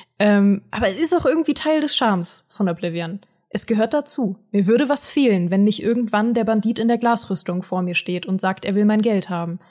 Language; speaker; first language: German; native; German